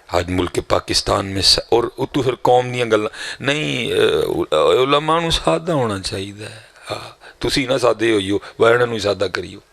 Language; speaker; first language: Urdu; non-native, local second language; Punjabi